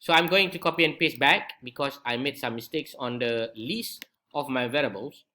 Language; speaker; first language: English; non-native, local second language; Malay